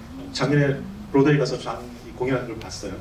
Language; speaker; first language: Korean; native; Korean